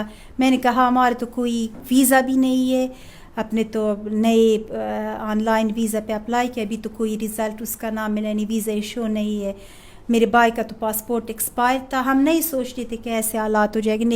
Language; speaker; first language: Hindi; non-native, fluent; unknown